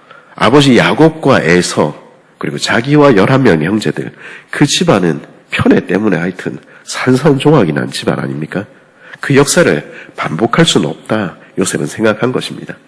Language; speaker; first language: Korean; native; Korean